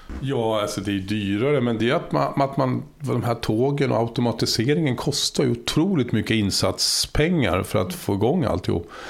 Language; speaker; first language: Swedish; native; Swedish